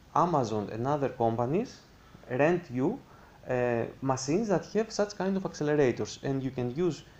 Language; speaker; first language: English; non-native, fluent; Greek